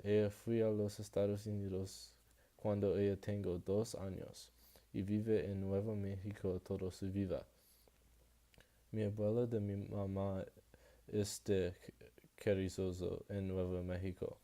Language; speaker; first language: Spanish; non-native, learner; English